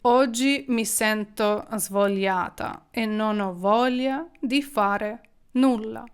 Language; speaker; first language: Italian; non-native, fluent; Ukrainian